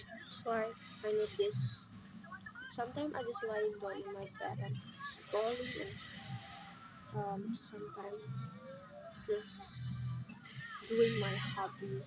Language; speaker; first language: English; non-native, learner; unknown